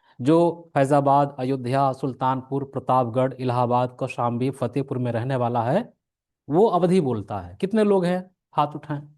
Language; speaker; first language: Hindi; native; Hindi